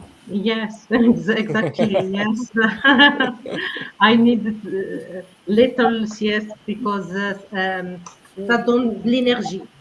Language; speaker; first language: French; non-native, learner; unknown